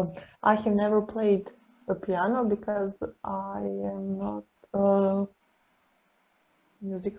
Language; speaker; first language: English; non-native, learner; Serbian